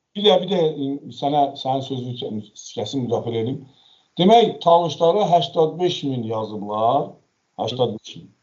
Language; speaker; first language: Azerbaijani; non-native, local second language; Talysh